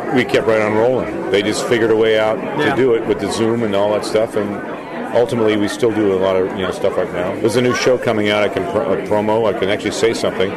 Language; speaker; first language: English; native; English